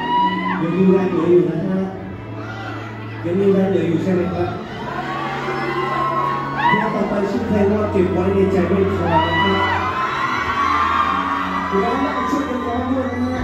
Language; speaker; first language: Thai; native; Thai